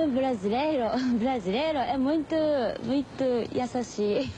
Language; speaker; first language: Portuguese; non-native, learner; Japanese